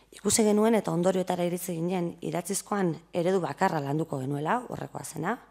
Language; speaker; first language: Basque; native; Basque